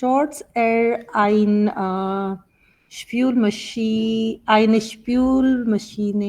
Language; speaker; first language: German; non-native, learner; Urdu